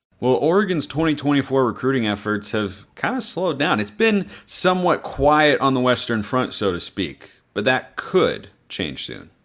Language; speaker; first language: English; native; English